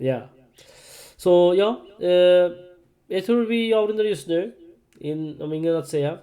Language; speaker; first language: Swedish; non-native, learner; Urdu